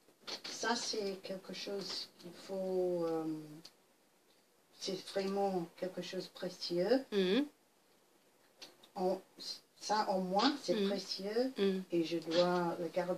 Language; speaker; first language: French; non-native, fluent; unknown